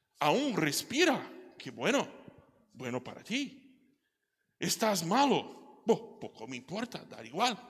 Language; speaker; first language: Spanish; non-native, learner; Portuguese